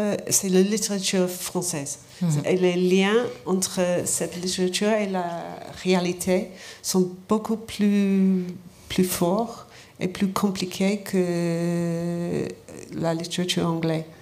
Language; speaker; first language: French; non-native, learner; English